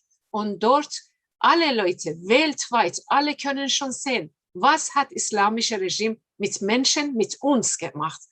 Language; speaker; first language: German; non-native, fluent; Persian